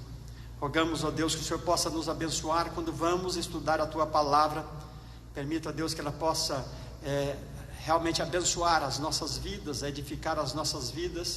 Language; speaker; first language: Portuguese; native; Portuguese